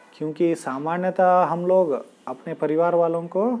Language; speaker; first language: Hindi; non-native, local second language; Kannada